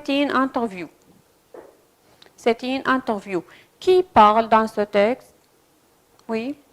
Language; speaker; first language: French; non-native, fluent; Arabic